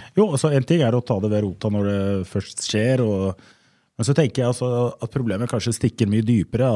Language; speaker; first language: Norwegian; native; Norwegian